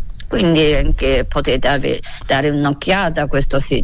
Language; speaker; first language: Italian; non-native, learner; Japanese